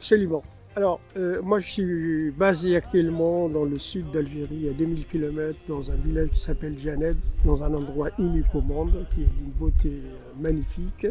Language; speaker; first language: French; non-native, local second language; Tamasheq